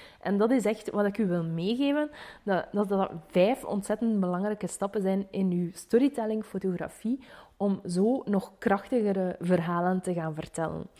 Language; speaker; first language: Dutch; native; Dutch